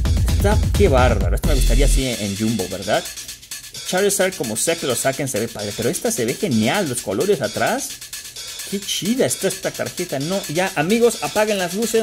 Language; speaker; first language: Spanish; native; Spanish